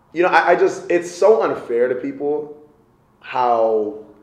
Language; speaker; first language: English; native; English